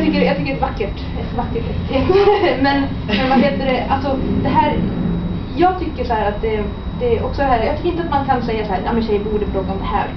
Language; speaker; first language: Swedish; native; Swedish